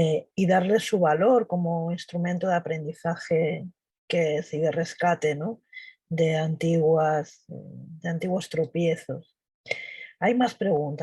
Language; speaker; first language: Spanish; native; Spanish